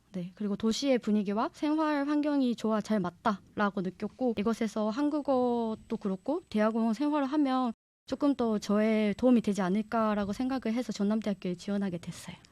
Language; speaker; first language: Korean; non-native, fluent; Japanese